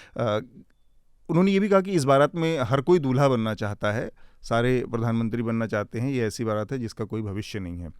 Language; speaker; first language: Hindi; native; Hindi